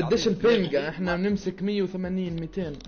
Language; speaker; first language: Arabic; native; Arabic